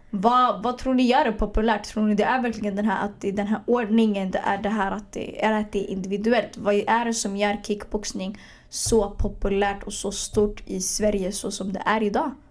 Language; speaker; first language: Swedish; early bilingual, other home language; Arabic